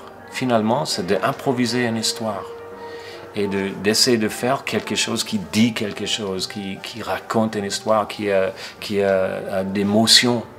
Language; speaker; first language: French; non-native, fluent; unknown